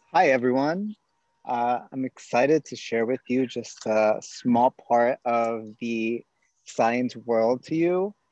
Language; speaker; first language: English; native; English